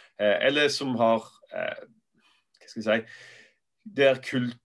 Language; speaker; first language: Norwegian; native; Norwegian